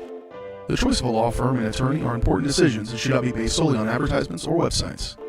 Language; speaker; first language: English; native; English